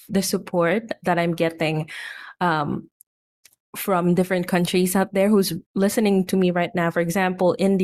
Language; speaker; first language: English; non-native, local second language; Filipino